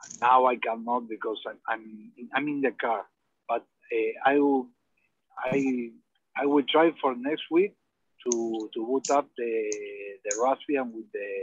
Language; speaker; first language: English; non-native, learner; Spanish